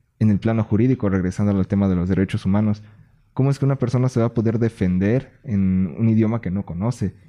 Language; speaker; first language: Spanish; native; Spanish